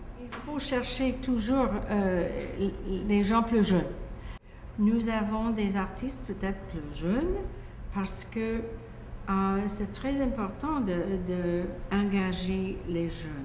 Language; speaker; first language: French; non-native, local second language; English